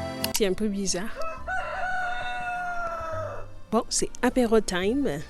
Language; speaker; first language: French; non-native, learner; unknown